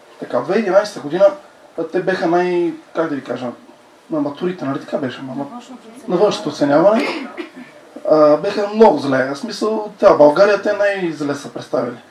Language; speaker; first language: Bulgarian; non-native, local second language; Romany